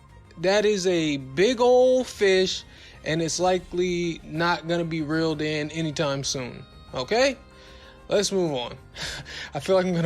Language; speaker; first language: English; native; English